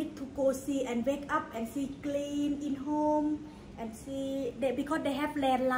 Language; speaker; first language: English; non-native, learner; Thai